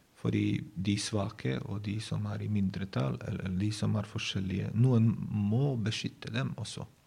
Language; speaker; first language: Norwegian; non-native, fluent; Bosnian